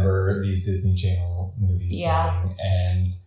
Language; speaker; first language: English; native; English